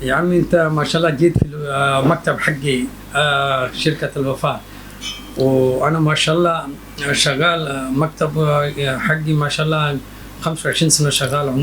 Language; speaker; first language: Arabic; non-native, fluent; Urdu